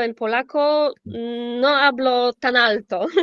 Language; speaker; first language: Spanish; non-native, fluent; Polish